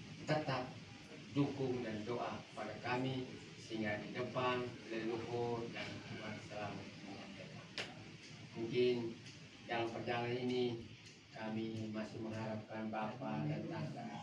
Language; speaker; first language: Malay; non-native, local second language; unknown